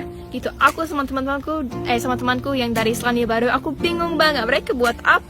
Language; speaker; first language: Indonesian; early bilingual, other home language; English